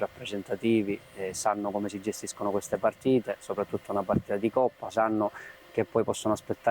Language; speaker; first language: Italian; native; Italian